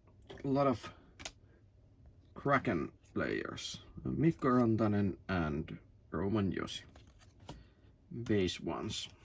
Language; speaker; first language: English; non-native, learner; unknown